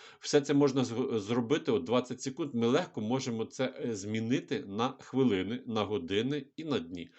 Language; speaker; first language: Ukrainian; non-native, local second language; Russian